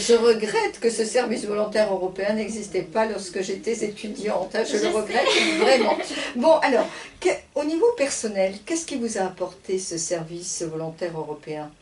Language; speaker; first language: French; native; French